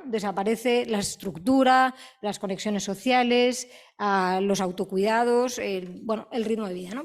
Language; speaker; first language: Spanish; native; Spanish